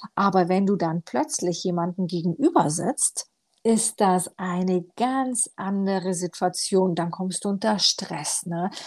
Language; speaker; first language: German; early bilingual, other home language; Romanian